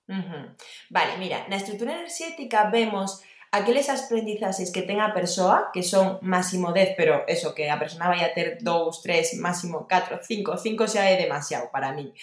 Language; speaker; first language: Galician; non-native, local second language; Spanish